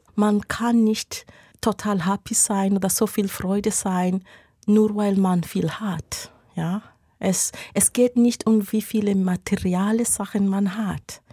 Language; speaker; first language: German; non-native, fluent; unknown